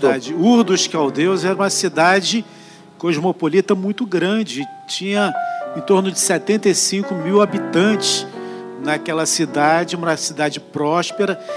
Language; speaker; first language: Portuguese; native; Portuguese